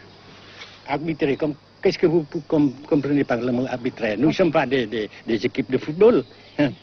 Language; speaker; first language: French; non-native, local second language; Vietnamese